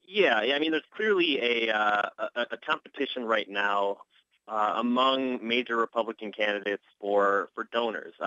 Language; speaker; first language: English; native; English